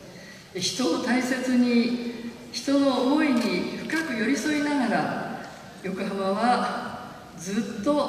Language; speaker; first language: Japanese; native; Japanese